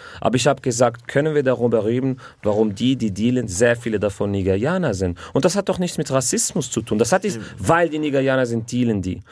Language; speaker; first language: German; early bilingual, other home language; Arabic